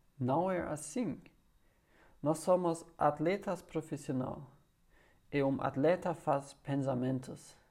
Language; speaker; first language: Portuguese; non-native, learner; German